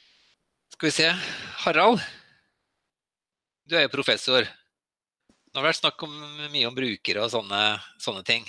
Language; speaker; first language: Norwegian; native; Norwegian